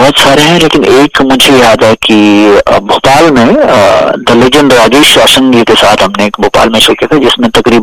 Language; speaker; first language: Hindi; native; Hindi